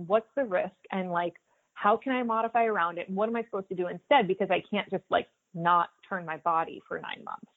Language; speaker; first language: English; native; English